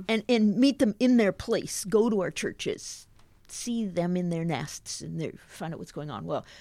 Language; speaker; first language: English; native; English